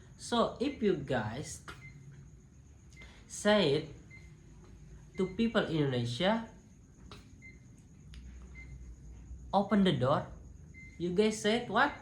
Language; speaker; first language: English; non-native, local second language; Indonesian